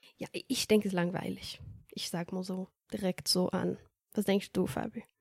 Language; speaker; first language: German; non-native, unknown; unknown